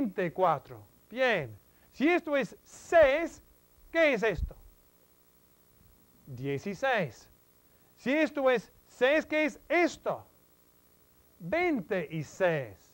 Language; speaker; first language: Spanish; non-native, fluent; English